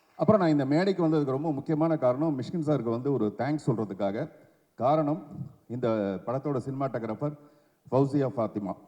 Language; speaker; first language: Tamil; native; Tamil